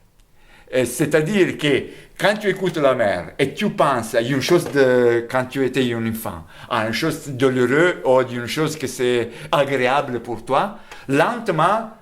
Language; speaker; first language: French; non-native, fluent; Italian